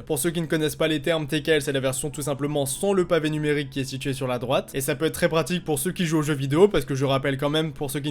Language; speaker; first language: French; native; French